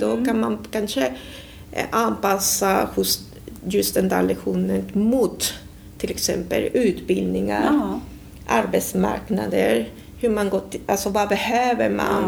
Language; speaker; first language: Swedish; non-native, fluent; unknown